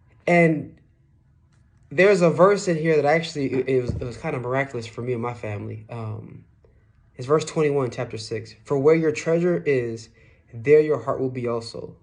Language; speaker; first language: English; native; English